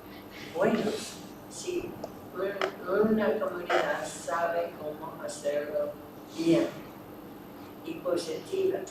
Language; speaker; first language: Spanish; non-native, fluent; English